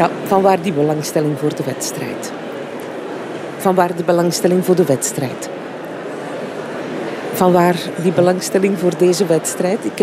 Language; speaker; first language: Dutch; native; Dutch